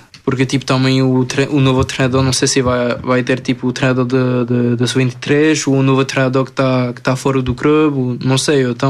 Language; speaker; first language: Portuguese; early bilingual, other home language; French